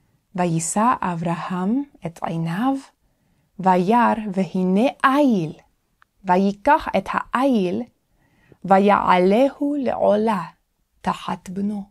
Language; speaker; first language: Hebrew; non-native, fluent; English